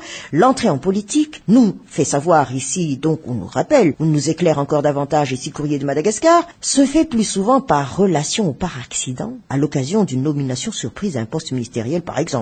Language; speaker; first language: French; non-native, local second language; Malagasy